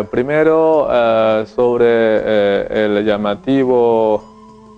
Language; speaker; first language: Spanish; non-native, fluent; Chinese